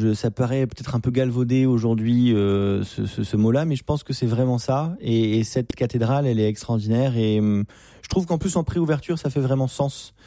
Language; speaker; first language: French; native; French